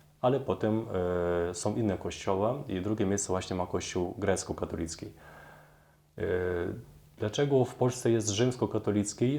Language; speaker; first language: Polish; non-native, fluent; Ukrainian